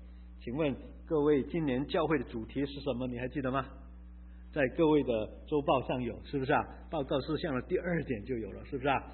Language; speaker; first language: Chinese; native; Chinese